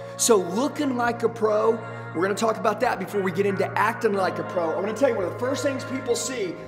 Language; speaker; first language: English; native; English